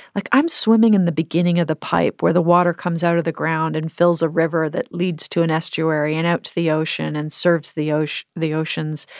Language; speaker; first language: English; native; English